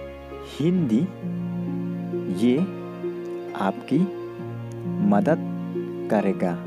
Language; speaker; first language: Hindi; non-native, local second language; Khasi